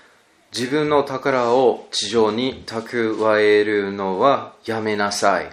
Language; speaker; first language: Japanese; non-native, learner; English